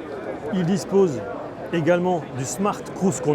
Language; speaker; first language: French; native; French